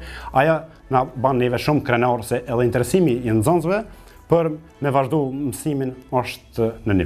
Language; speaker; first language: Albanian; native; Albanian